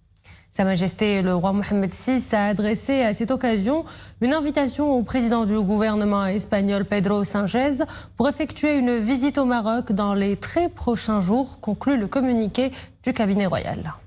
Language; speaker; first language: French; non-native, local second language; Arabic